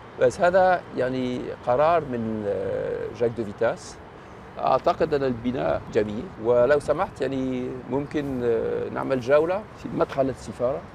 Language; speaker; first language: Egyptian Arabic; non-native, fluent; French